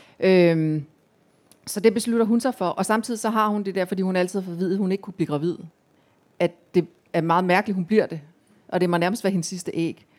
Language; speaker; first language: Danish; native; Danish